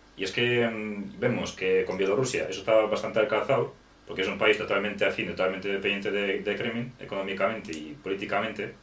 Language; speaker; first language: Spanish; non-native, fluent; Ukrainian